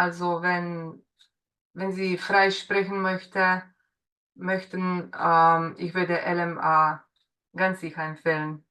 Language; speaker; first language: German; non-native, learner; Slovenian